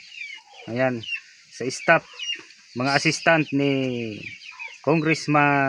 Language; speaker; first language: Filipino; native; Filipino